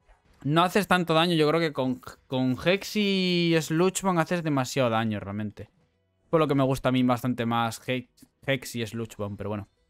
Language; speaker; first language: Spanish; native; Spanish